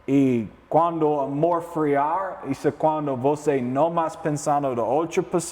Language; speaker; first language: Portuguese; non-native, learner; English